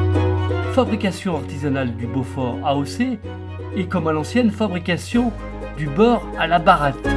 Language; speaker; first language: French; native; French